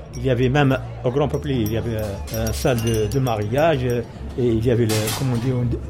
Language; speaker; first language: French; non-native, learner; Arabic